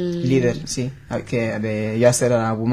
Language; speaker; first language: Spanish; non-native, learner; Hebrew